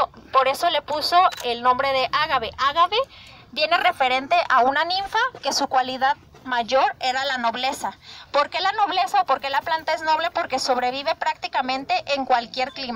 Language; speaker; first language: Spanish; native; Spanish